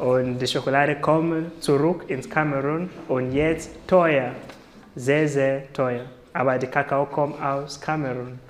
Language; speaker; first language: German; non-native, learner; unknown